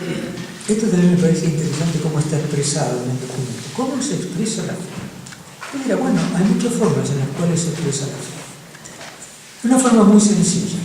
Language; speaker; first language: Spanish; native; Spanish